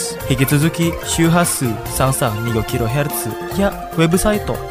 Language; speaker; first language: Japanese; non-native, fluent; Indonesian